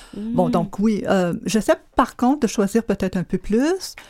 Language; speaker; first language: French; native; French